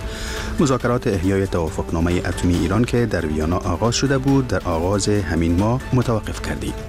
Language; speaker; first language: Persian; native; Persian